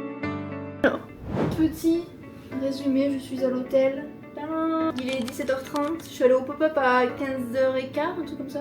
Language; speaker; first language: French; native; French